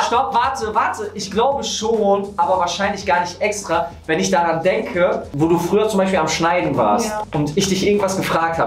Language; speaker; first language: German; native; German